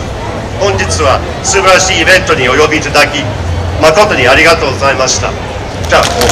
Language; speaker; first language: Japanese; non-native, fluent; English